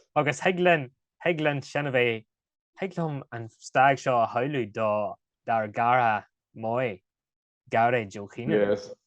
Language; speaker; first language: Irish; native; Irish